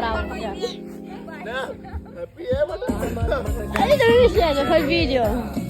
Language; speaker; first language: Italian; early bilingual, other home language; Sinhala